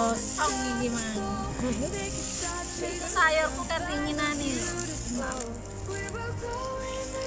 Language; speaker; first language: Indonesian; non-native, local second language; Javanese